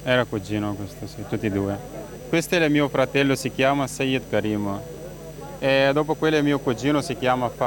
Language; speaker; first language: Italian; non-native, learner; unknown